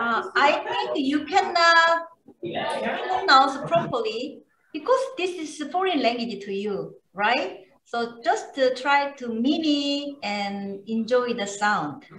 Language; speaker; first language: English; non-native, learner; Korean